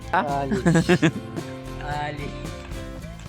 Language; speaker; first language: French; native; French